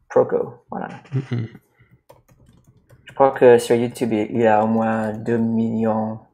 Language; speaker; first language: French; non-native, learner; English